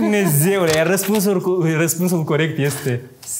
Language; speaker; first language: Romanian; native; Romanian